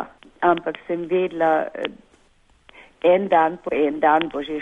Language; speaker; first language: Slovenian; early bilingual, heritage; Slovenian